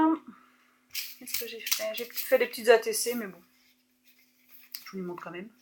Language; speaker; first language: French; native; French